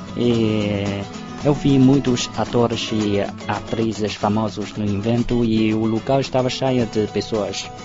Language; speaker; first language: Portuguese; non-native, fluent; Chinese